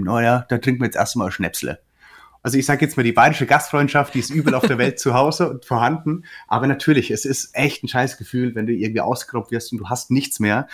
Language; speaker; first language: German; native; German